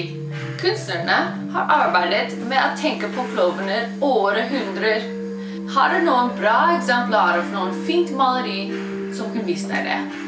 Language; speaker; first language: Norwegian; non-native, learner; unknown